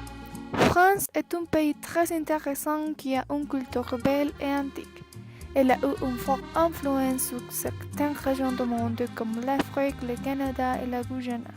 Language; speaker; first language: French; non-native, learner; Spanish